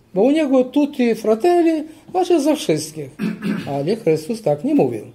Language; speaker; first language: Polish; early bilingual, heritage; Polish